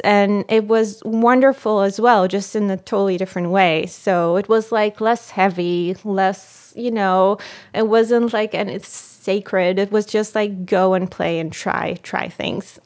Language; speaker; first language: English; non-native, fluent; Hebrew